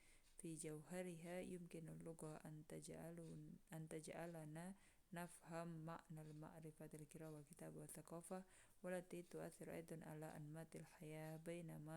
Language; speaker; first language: Arabic; non-native, fluent; Indonesian